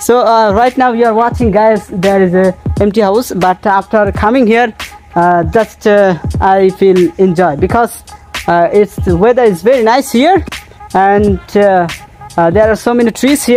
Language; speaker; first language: English; non-native, learner; Bangla